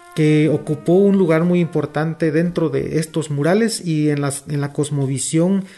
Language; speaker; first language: Spanish; non-native, local second language; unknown